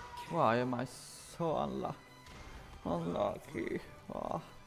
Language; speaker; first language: English; non-native, fluent; Italian